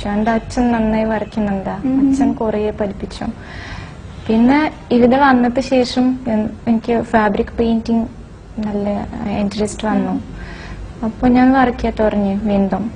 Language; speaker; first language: Malayalam; non-native, fluent; Russian